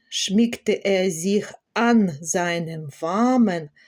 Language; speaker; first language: German; non-native, learner; Ukrainian